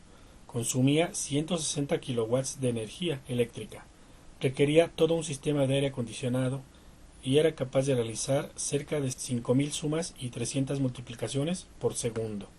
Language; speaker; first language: Spanish; native; Spanish